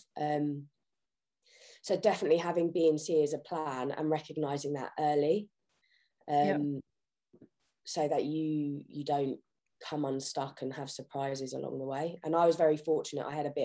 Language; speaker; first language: English; native; English